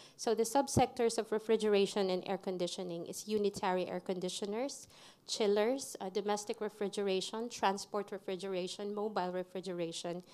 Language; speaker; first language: English; non-native, local second language; Filipino